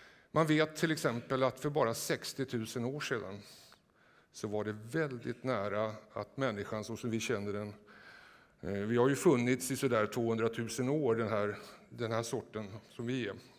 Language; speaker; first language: Swedish; native; Swedish